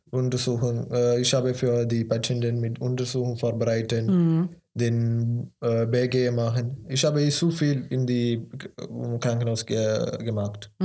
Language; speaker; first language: German; non-native, learner; Malayalam